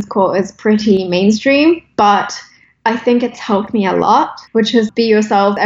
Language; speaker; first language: English; native; English